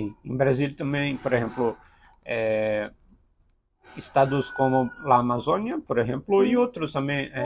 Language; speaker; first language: Spanish; non-native, learner; Portuguese